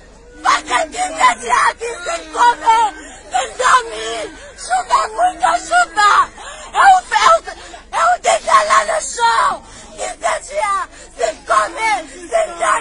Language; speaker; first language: Portuguese; non-native, learner; Haitian Creole